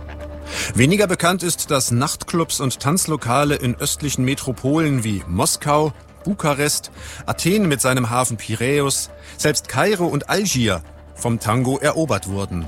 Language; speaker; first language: German; native; German